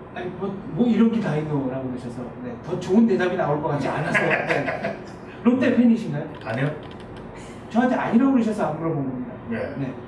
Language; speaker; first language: Korean; native; Korean